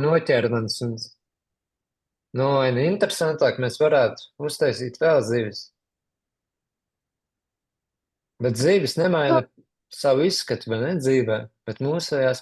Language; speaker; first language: Latvian; native; Latvian